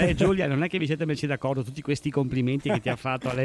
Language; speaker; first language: Italian; native; Italian